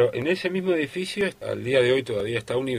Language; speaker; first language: Spanish; native; Spanish